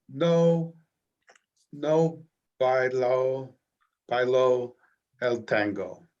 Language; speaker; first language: Spanish; non-native, learner; English